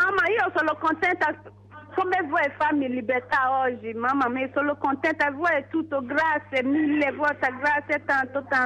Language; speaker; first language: Italian; non-native, learner; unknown